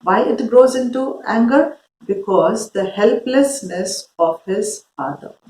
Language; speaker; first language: English; non-native, local second language; Hindi